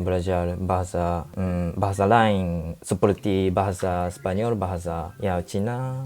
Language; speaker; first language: Indonesian; non-native, learner; Japanese